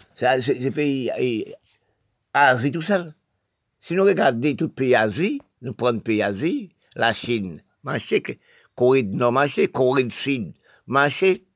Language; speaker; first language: French; non-native, local second language; Haitian Creole